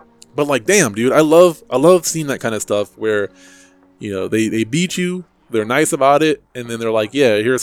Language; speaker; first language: English; native; English